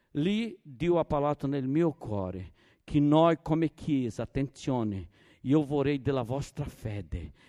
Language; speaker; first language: Italian; non-native, fluent; Portuguese